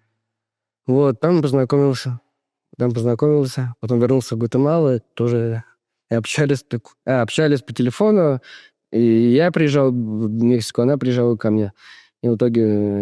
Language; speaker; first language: Russian; native; Russian